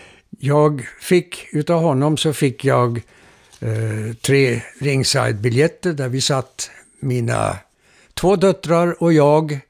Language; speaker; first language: Swedish; native; Swedish